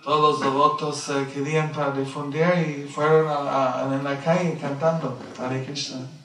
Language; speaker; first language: Spanish; non-native, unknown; English